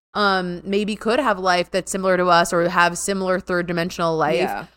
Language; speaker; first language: English; native; English